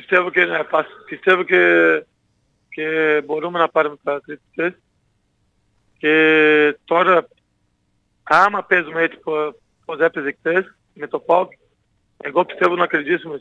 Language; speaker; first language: Greek; non-native, learner; Portuguese